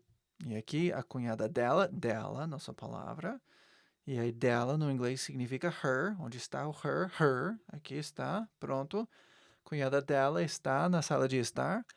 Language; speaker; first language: Portuguese; non-native, fluent; English